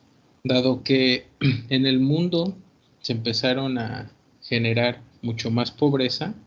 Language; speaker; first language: Spanish; native; Spanish